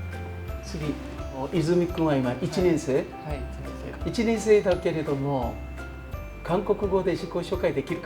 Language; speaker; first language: Japanese; non-native, fluent; Korean